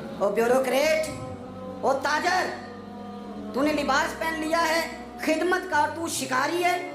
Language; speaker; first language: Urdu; non-native, local second language; Punjabi